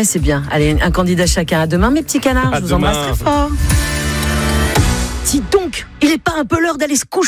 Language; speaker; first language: French; native; French